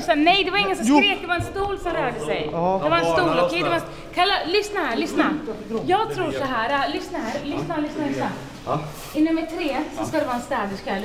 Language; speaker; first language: Swedish; native; Swedish